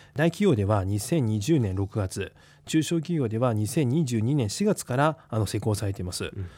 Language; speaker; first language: Japanese; native; Japanese